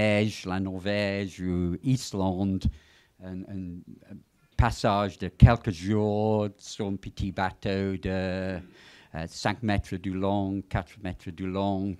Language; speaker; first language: French; non-native, fluent; English